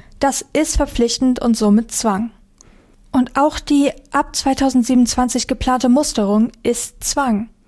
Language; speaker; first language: German; native; German